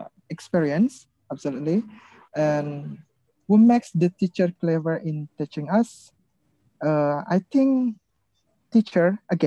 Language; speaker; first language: English; non-native, learner; Indonesian